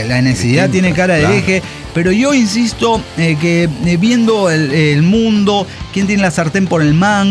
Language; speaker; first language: Spanish; native; Spanish